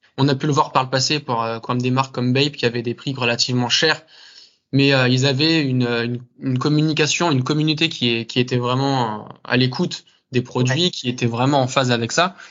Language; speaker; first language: French; native; French